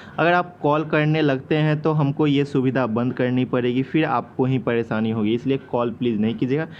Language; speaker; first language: Hindi; native; Hindi